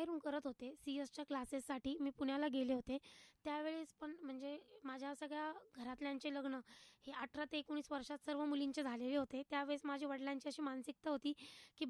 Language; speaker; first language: Marathi; native; Marathi